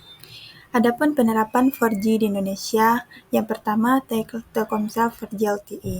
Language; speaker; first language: Indonesian; native; Indonesian